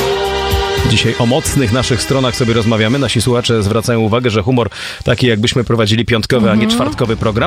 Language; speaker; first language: Polish; native; Polish